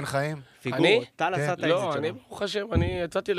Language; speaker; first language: Hebrew; native; Hebrew